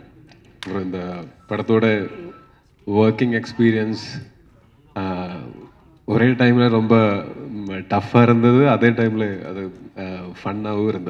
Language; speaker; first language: Tamil; non-native, learner; Malayalam